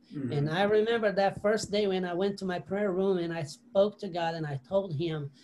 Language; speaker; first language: English; non-native, learner; Portuguese